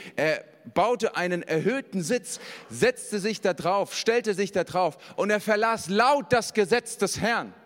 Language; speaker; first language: German; native; German